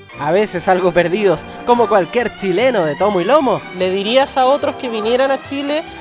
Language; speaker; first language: Spanish; native; Spanish